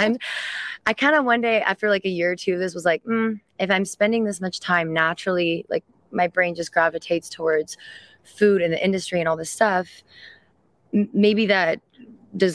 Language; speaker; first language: English; early bilingual, other home language; French